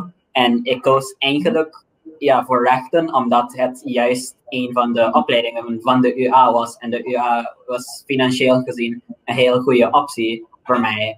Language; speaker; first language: Dutch; non-native, local second language; Papiamento